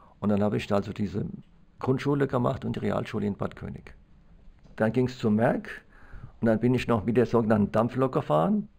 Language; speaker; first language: German; native; German